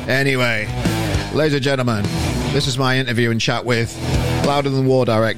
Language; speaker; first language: English; native; English